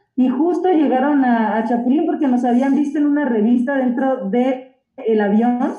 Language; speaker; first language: Spanish; native; Spanish